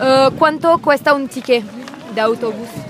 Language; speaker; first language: Spanish; non-native, learner; French